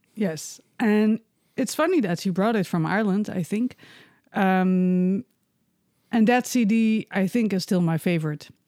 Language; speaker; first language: English; non-native, fluent; Dutch